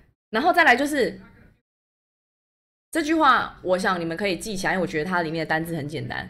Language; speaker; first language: Chinese; native; Chinese